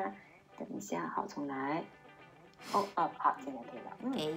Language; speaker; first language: Chinese; non-native, fluent; Japanese